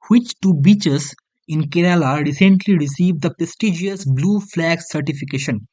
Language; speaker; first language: English; non-native, local second language; Bangla